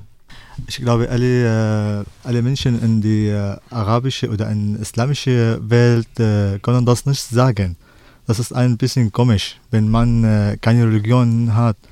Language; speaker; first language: German; non-native, learner; Arabic